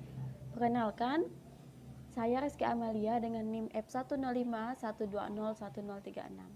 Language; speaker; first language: Indonesian; native; Indonesian